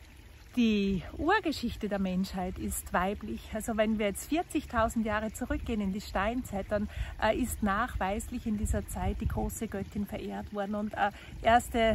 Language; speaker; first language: German; native; German